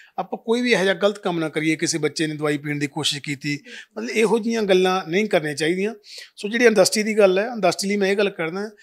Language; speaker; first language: Punjabi; native; Punjabi